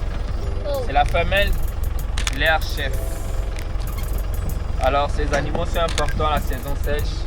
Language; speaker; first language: French; native; French